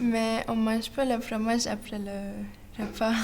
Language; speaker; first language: French; non-native, learner; Turkish